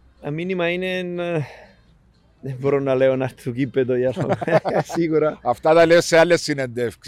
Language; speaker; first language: Greek; non-native, learner; Serbian